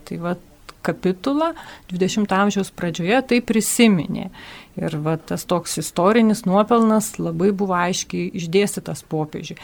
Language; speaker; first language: Lithuanian; native; Lithuanian